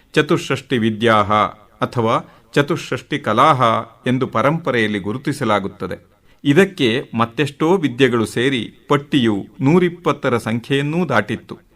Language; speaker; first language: Kannada; native; Kannada